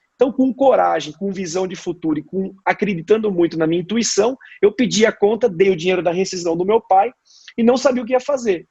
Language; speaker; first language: Portuguese; native; Portuguese